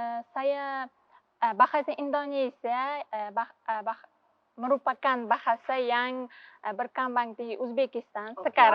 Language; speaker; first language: Indonesian; non-native, learner; Uzbek